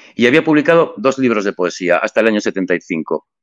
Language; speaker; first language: Spanish; native; Spanish